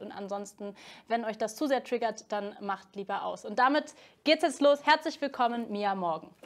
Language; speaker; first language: German; native; German